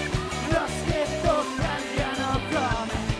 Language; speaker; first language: Spanish; native; Spanish